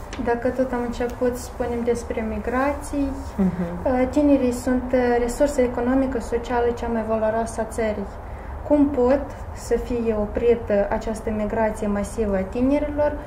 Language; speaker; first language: Romanian; non-native, local second language; Bulgarian